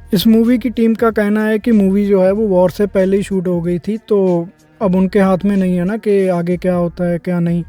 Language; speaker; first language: Hindi; non-native, local second language; Punjabi